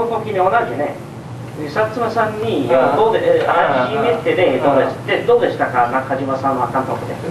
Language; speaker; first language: Japanese; non-native, learner; English